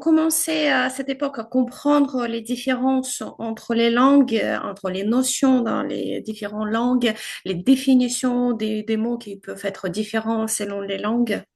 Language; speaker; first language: French; non-native, fluent; Ukrainian